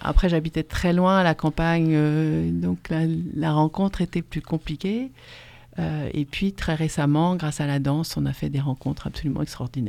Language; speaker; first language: French; native; French